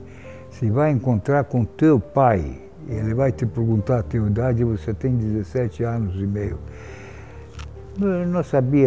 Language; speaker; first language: Portuguese; non-native, fluent; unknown